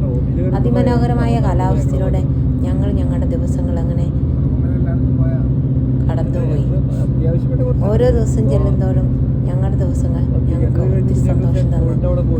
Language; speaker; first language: Malayalam; native; Malayalam